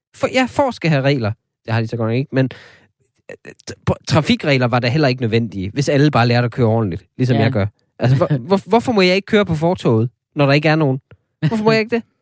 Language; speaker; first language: Danish; native; Danish